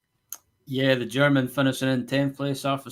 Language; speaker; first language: English; native; English